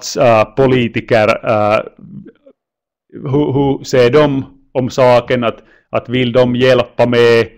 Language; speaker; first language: Swedish; non-native, local second language; Finnish